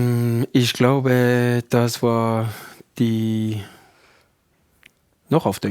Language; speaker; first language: German; non-native, learner; French